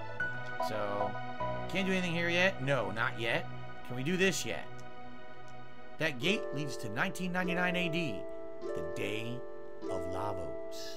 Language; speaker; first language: English; native; English